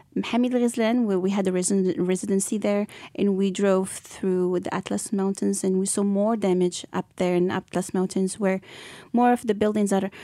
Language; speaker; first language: English; non-native, fluent; Arabic